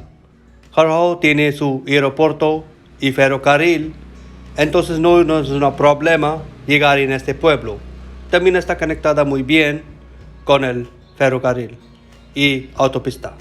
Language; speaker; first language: Spanish; non-native, learner; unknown